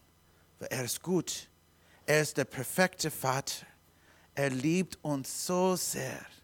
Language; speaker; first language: German; non-native, learner; English